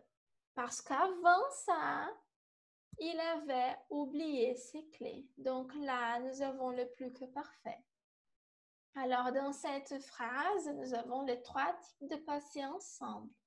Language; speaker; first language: French; non-native, fluent; Portuguese